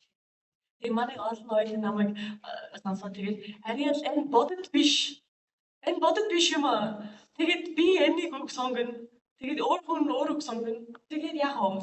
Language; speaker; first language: Mongolian; non-native, learner; English